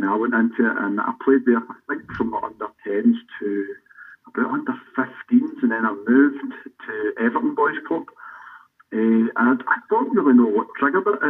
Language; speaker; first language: English; native; English